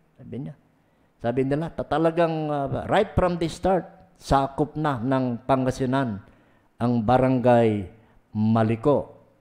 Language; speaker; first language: Filipino; non-native, local second language; Pangasinan